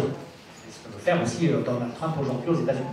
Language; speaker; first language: French; native; French